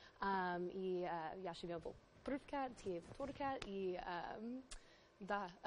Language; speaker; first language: Macedonian; non-native, learner; English